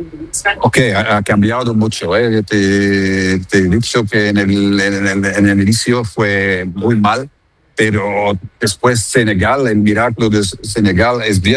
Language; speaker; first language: Spanish; non-native, fluent; Dutch